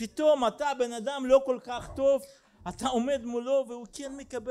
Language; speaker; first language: Hebrew; non-native, fluent; Russian